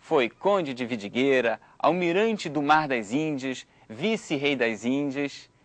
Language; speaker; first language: Portuguese; native; Portuguese